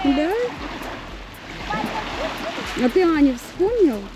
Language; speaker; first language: Russian; native; Russian